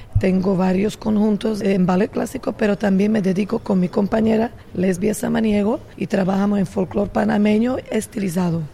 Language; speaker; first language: Spanish; non-native, fluent; Slovak